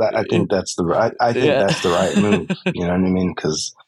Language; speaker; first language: English; native; English